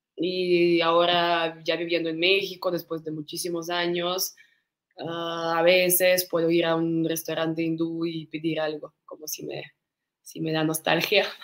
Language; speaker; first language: Spanish; non-native, fluent; Russian